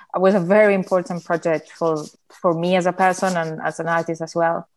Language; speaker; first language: English; non-native, fluent; Spanish